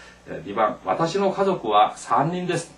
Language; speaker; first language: Japanese; non-native, local second language; Korean